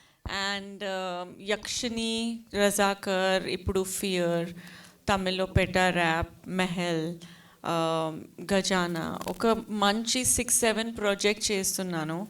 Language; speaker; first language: Telugu; non-native, fluent; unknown